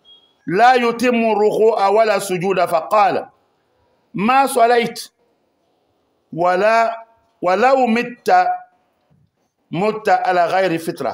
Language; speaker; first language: Arabic; non-native, fluent; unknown